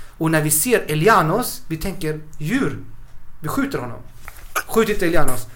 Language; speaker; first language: Swedish; early bilingual, other home language; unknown